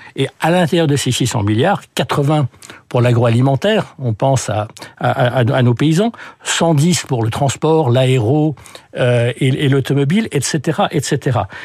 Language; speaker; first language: French; early bilingual, other home language; English